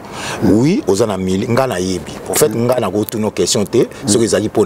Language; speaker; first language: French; non-native, local second language; Lingala